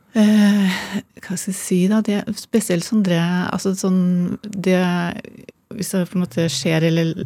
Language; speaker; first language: Norwegian; native; Norwegian